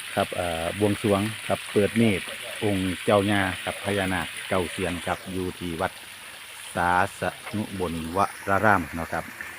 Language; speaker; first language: Thai; native; Thai